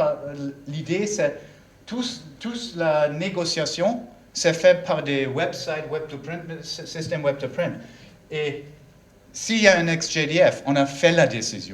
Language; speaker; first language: French; non-native, learner; German